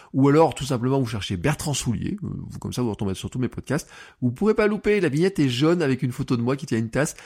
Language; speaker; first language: French; native; French